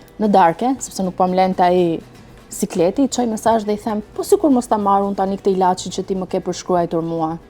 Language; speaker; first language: Albanian; early bilingual, heritage; Albanian